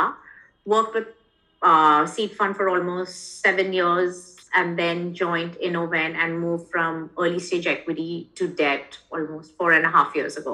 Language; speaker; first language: English; non-native, local second language; Hindi